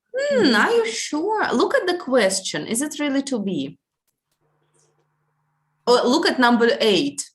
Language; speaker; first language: English; non-native, fluent; Russian